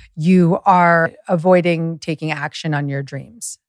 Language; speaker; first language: English; early bilingual, other home language; German